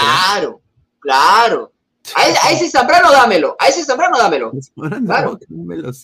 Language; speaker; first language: Spanish; native; Spanish